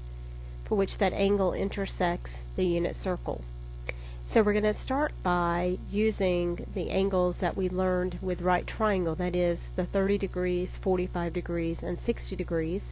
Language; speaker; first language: English; native; English